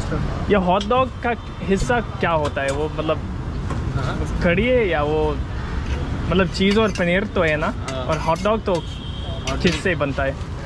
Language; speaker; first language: Hindi; non-native, learner; English